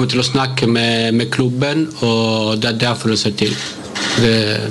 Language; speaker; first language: Norwegian; non-native, learner; Italian